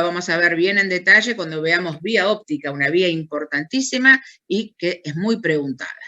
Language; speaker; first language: Spanish; native; Spanish